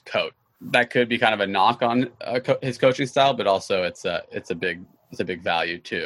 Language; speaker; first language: English; native; English